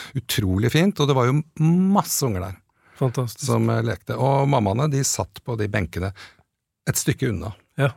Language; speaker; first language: Norwegian; native; Norwegian